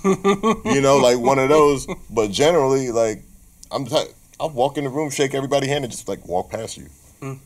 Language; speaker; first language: English; native; English